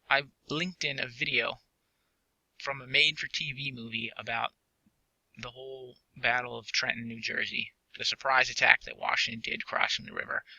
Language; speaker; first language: English; native; English